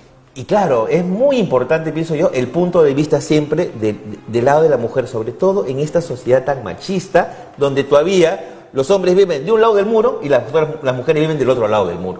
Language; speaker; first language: Spanish; native; Spanish